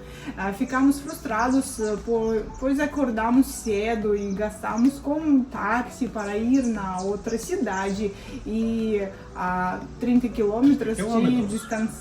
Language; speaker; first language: Portuguese; non-native, fluent; Russian